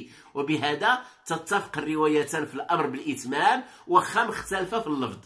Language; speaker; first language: Arabic; native; Arabic